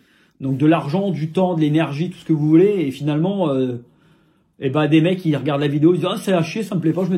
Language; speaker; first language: French; native; French